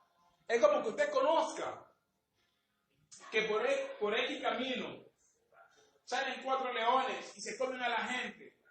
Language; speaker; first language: Spanish; native; Spanish